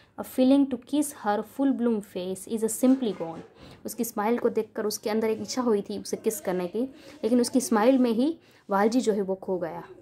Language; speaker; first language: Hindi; non-native, local second language; Gujarati